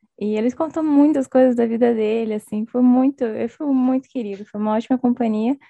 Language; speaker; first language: Portuguese; native; Portuguese